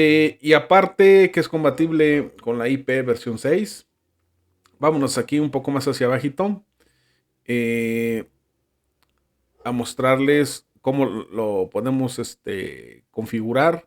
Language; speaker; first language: Spanish; native; Spanish